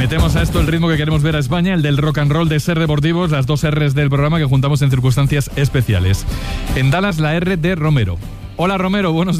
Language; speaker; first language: Spanish; native; Spanish